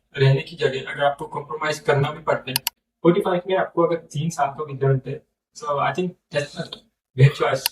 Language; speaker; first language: Urdu; non-native, local second language; Northern Hindko